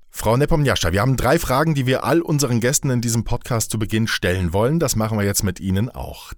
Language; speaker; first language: German; native; German